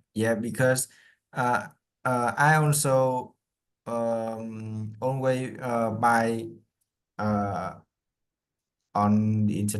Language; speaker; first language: English; non-native, learner; Vietnamese